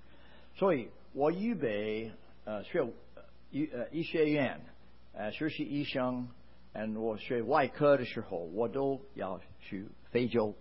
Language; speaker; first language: Chinese; non-native, fluent; English